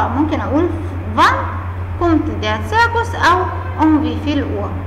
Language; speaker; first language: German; non-native, fluent; Arabic